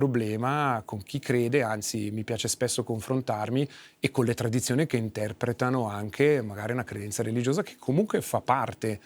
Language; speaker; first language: Italian; native; Italian